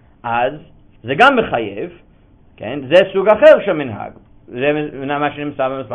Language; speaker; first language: Hebrew; non-native, fluent; English